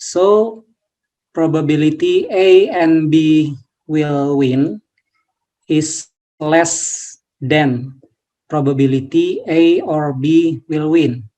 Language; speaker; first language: English; non-native, learner; Indonesian